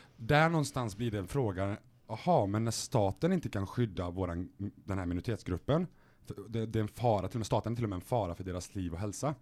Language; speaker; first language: Swedish; early bilingual, other home language; Arabic